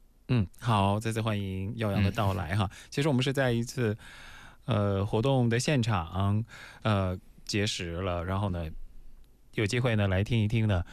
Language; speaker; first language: Chinese; native; Chinese